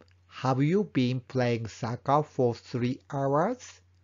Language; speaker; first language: English; non-native, fluent; Japanese